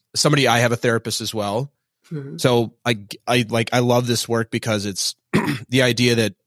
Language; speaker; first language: English; native; English